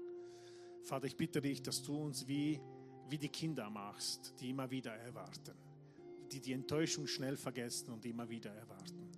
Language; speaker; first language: German; non-native, fluent; English